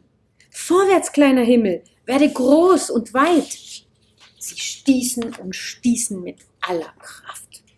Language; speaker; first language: German; native; German